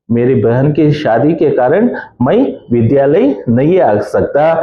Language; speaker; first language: Hindi; non-native, local second language; Kannada